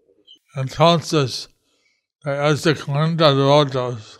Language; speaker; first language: Spanish; non-native, learner; English